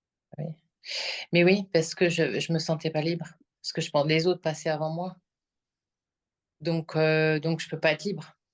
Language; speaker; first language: French; native; French